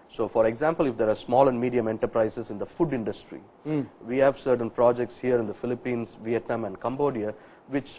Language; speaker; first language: English; non-native, local second language; Tamil